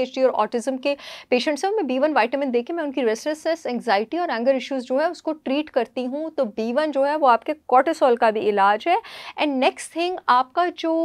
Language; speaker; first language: Urdu; native; Urdu